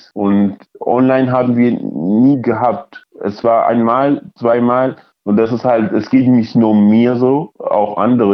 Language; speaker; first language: German; early bilingual, other home language; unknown